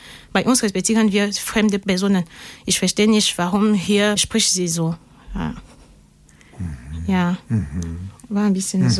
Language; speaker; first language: German; non-native, learner; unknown